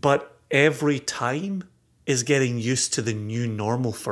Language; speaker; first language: English; native; English